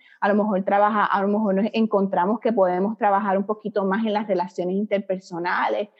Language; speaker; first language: Spanish; native; Spanish